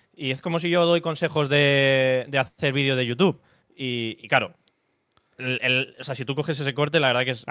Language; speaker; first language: Spanish; native; Spanish